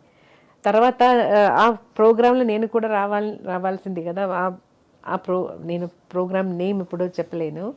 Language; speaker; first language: Telugu; non-native, local second language; Malayalam